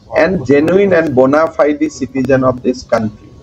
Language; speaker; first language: English; non-native, local second language; Assamese